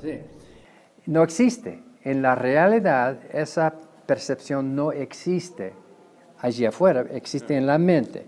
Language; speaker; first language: Spanish; non-native, fluent; English